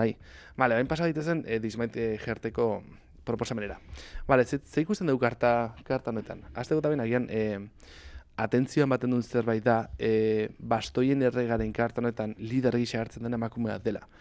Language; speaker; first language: Basque; native; Basque